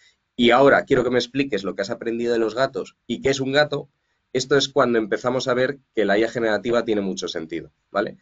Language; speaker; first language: Spanish; native; Spanish